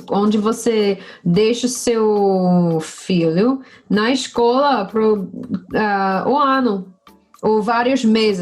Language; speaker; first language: Portuguese; non-native, fluent; English